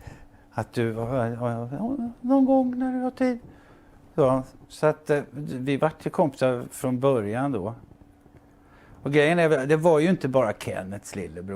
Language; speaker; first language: Swedish; native; Swedish